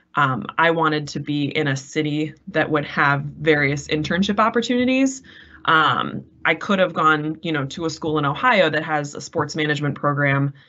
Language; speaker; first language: English; native; English